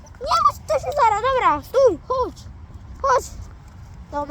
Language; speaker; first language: Polish; native; Polish